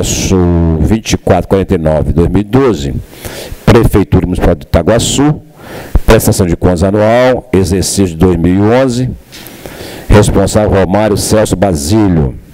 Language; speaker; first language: Portuguese; native; Portuguese